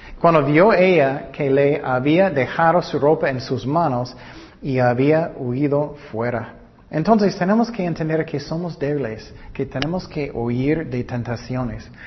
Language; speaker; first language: Spanish; non-native, learner; English